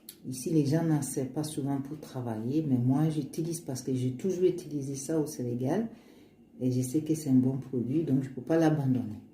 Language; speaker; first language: French; non-native, learner; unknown